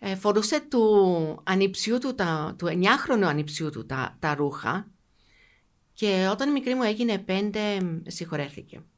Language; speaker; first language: Greek; native; Greek